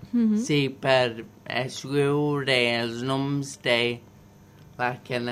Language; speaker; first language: Catalan; non-native, learner; English